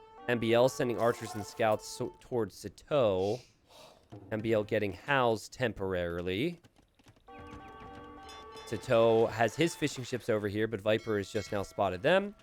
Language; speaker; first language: English; native; English